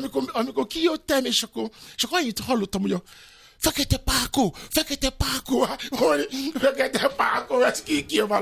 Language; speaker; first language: Hungarian; non-native, fluent; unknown